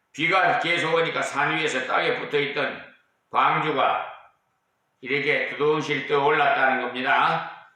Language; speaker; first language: Korean; native; Korean